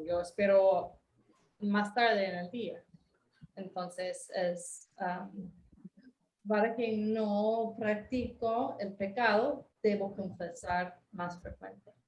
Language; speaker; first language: Spanish; non-native, fluent; English